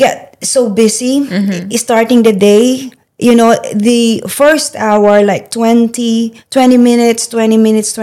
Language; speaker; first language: English; non-native, local second language; Filipino